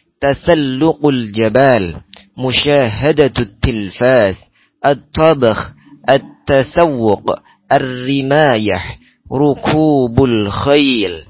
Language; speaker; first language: Arabic; non-native, learner; Indonesian